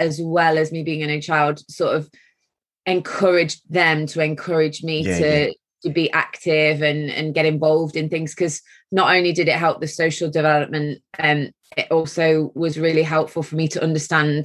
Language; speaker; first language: English; native; English